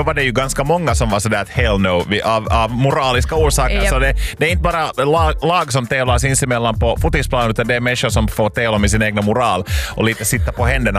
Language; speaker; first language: Swedish; native; Swedish